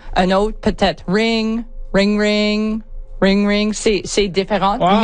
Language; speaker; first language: French; non-native, local second language; English